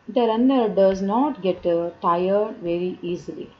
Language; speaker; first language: English; non-native, local second language; Kannada